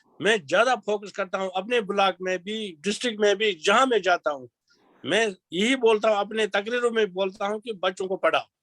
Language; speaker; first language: Urdu; non-native, local second language; Kashmiri